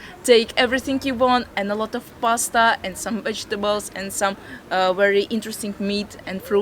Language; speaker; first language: English; non-native, fluent; Latvian